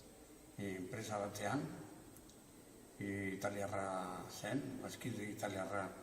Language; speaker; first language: Basque; non-native, local second language; Spanish